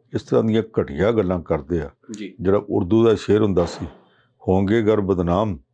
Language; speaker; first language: Punjabi; native; Punjabi